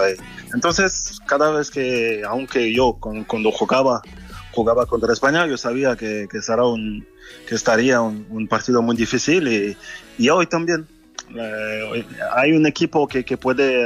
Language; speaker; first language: Spanish; non-native, fluent; French